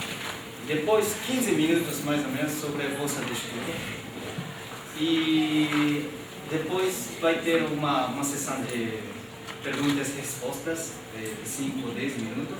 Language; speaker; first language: Portuguese; non-native, fluent; Japanese